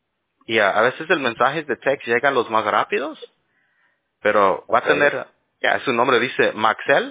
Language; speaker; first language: Spanish; early bilingual, heritage; Spanish